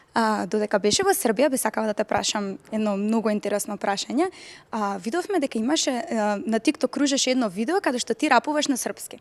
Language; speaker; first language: Macedonian; native; Macedonian